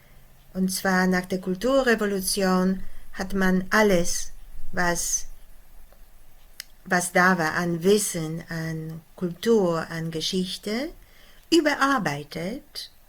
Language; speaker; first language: German; non-native, fluent; Polish